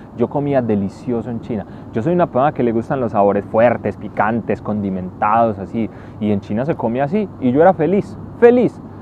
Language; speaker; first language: Spanish; native; Spanish